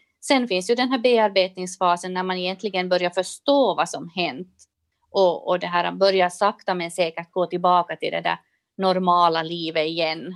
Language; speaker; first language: Swedish; native; Swedish